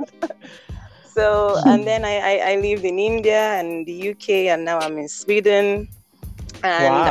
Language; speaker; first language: English; non-native, local second language; Igbo